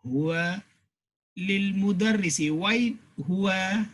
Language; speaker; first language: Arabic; non-native, fluent; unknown